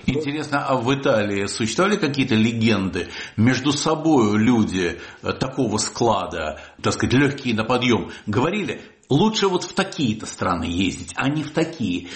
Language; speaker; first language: Russian; native; Russian